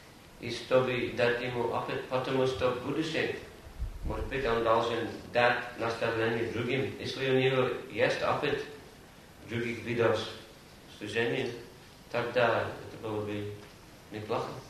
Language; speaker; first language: Russian; non-native, fluent; English